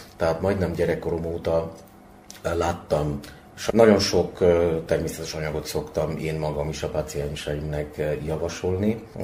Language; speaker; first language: Hungarian; non-native, fluent; Bangla